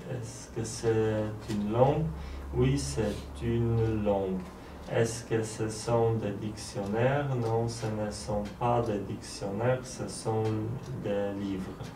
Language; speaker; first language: French; non-native, learner; Polish